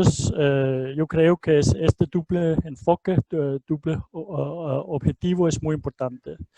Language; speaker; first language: Spanish; non-native, fluent; Danish